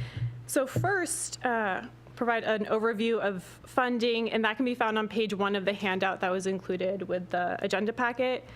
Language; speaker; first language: English; native; English